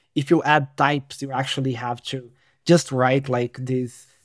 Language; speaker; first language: English; non-native, fluent; Portuguese